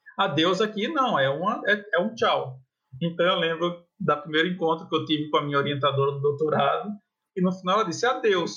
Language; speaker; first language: Portuguese; native; Portuguese